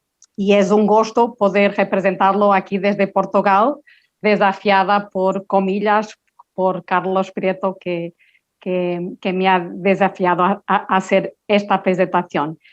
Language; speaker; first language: Spanish; non-native, local second language; Portuguese